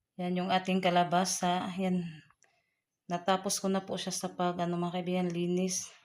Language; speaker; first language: Filipino; non-native, local second language; Cebuano